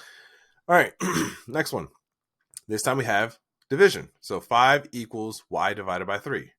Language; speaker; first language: English; native; English